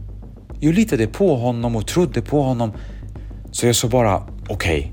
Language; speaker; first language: Swedish; early bilingual, other home language; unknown